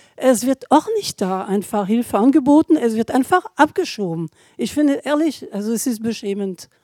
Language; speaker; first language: German; non-native, fluent; French